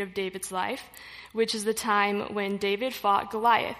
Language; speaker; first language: English; native; English